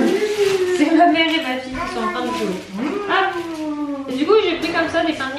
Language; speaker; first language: French; native; French